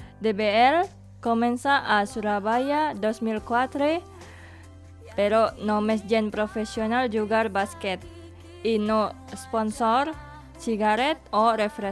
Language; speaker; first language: Catalan; non-native, learner; Indonesian